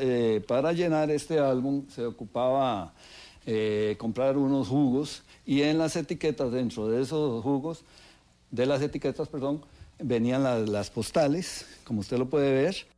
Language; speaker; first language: Spanish; native; Spanish